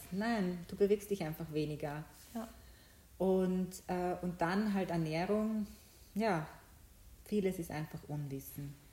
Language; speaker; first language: German; early bilingual, other home language; Bosnian